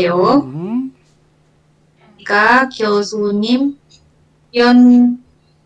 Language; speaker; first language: Korean; non-native, learner; Indonesian